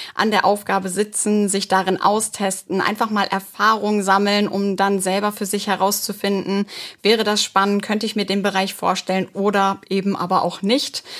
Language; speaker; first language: German; native; German